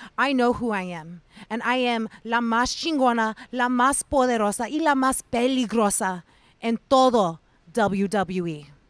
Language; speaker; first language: Spanish; early bilingual, other home language; English